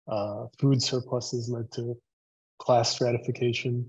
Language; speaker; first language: English; native; English